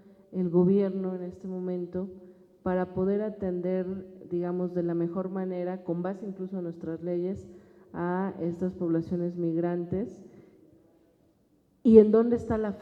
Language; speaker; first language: Spanish; native; Spanish